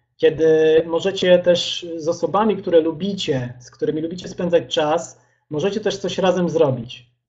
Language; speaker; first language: Polish; native; Polish